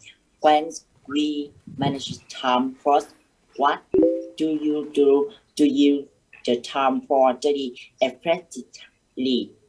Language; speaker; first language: English; non-native, learner; Vietnamese